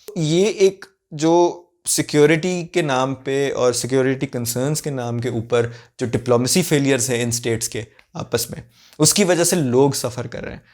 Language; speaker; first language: Urdu; non-native, local second language; Punjabi